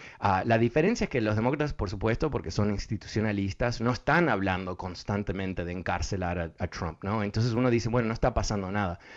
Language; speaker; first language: Spanish; early bilingual, heritage; Spanish